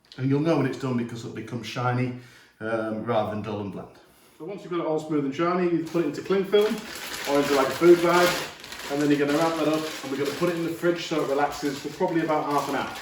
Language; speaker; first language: English; native; English